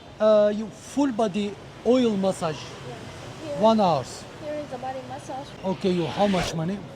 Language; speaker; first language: English; non-native, learner; Turkish